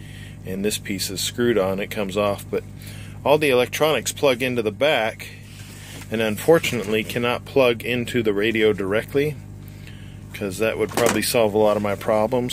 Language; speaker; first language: English; native; English